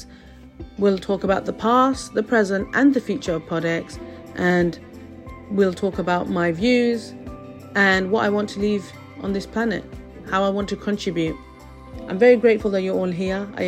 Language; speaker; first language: English; native; English